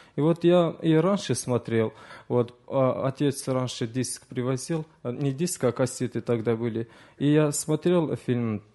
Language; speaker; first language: Russian; early bilingual, other home language; Azerbaijani